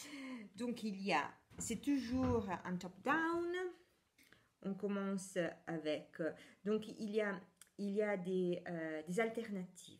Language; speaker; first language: French; non-native, fluent; Italian